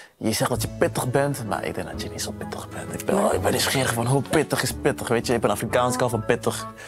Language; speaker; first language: Dutch; non-native, fluent; Yoruba